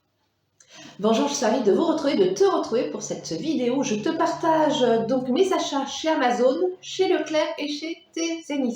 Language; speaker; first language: French; native; French